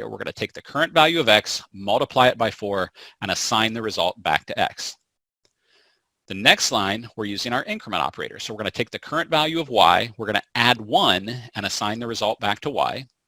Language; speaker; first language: English; native; English